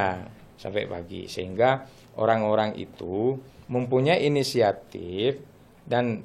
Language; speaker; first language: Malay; non-native, local second language; Madurese